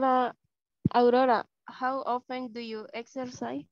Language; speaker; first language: English; non-native, learner; Spanish